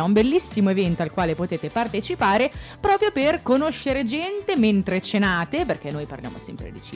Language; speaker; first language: Italian; native; Italian